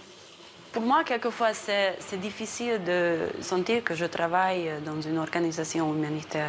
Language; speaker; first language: French; non-native, fluent; Hungarian